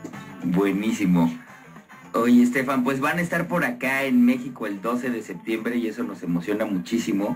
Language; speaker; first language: Spanish; native; Spanish